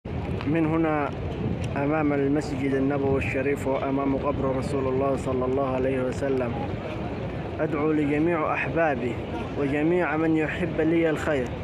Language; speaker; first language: Arabic; native; Arabic